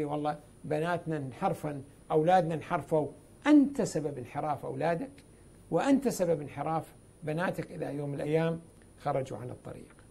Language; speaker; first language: Arabic; native; Arabic